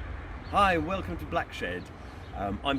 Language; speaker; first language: English; native; English